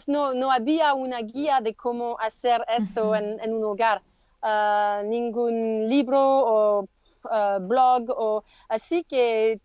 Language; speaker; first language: Spanish; non-native, learner; French